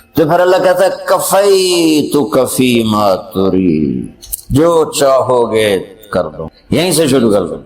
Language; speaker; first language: Urdu; non-native, local second language; Punjabi